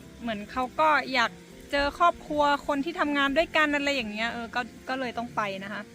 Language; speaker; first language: Thai; native; Thai